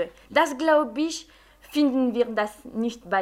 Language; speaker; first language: German; non-native, fluent; French